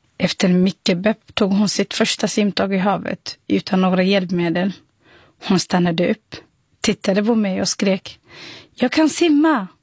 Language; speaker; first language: Swedish; non-native, fluent; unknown